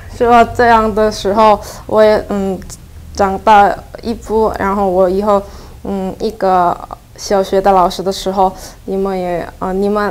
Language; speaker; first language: Chinese; non-native, learner; Korean